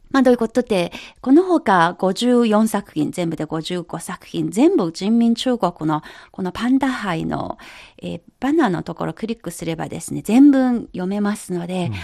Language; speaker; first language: Japanese; non-native, fluent; Chinese